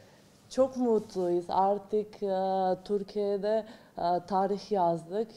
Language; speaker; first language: Turkish; non-native, learner; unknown